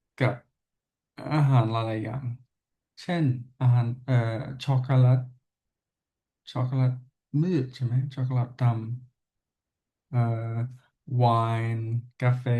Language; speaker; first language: Thai; non-native, learner; English